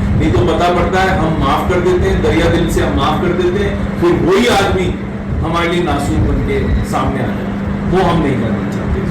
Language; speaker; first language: Hindi; native; Hindi